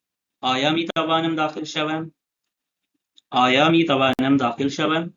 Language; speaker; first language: Persian; non-native, fluent; Urdu